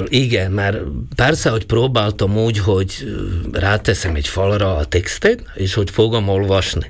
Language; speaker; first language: Hungarian; non-native, local second language; Slovak